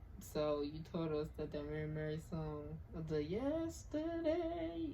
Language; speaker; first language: English; native; English